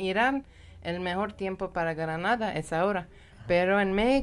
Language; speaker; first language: Spanish; non-native, learner; Persian